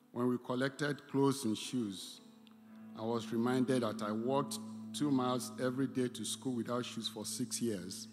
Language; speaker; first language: English; non-native, local second language; Igbo